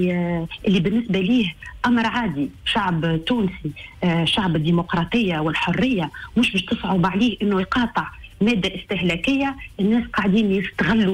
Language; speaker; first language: Arabic; native; Arabic